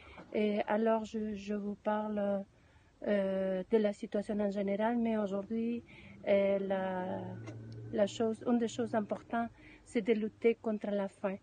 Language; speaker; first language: French; non-native, fluent; Spanish